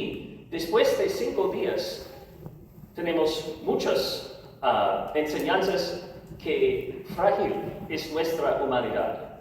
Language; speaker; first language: Spanish; non-native, learner; English